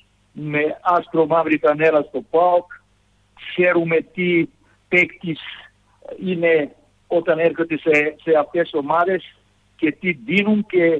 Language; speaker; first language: Greek; non-native, fluent; Serbian